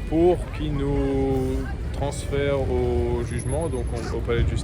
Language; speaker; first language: French; native; French